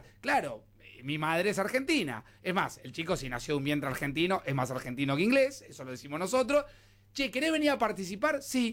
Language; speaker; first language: Spanish; native; Spanish